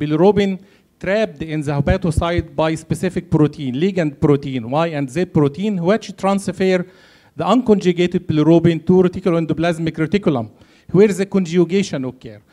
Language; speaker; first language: English; non-native, fluent; Arabic